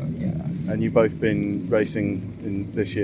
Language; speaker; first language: English; native; English